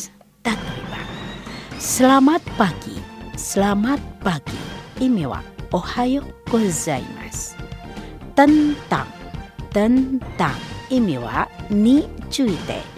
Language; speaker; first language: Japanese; non-native, fluent; Indonesian